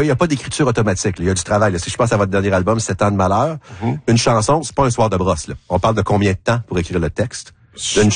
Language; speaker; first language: French; native; French